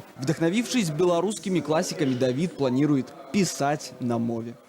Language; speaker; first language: Russian; native; Russian